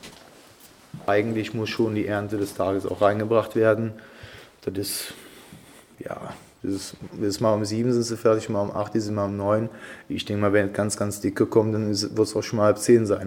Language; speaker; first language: German; native; German